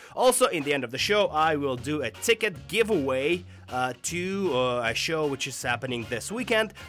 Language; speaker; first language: English; non-native, fluent; Russian